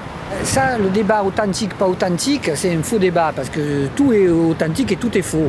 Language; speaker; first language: French; native; French